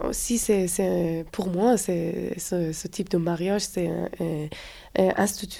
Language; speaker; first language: French; non-native, fluent; Persian